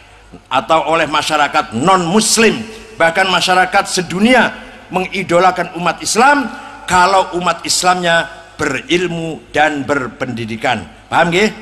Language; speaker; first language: Indonesian; native; Indonesian